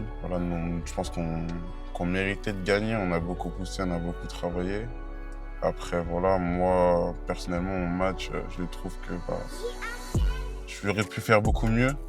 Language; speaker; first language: French; native; French